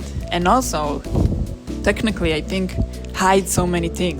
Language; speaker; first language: English; non-native, fluent; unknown